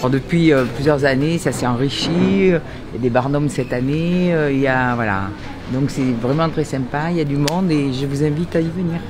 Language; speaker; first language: French; native; French